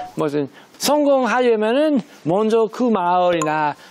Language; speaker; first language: Korean; non-native, fluent; English